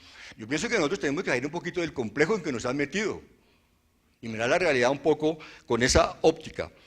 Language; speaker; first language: Spanish; native; Spanish